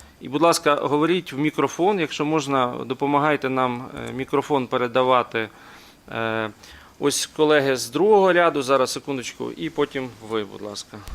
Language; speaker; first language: Ukrainian; native; Ukrainian